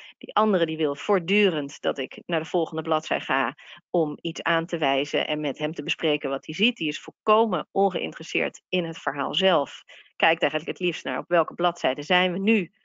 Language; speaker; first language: Dutch; native; Dutch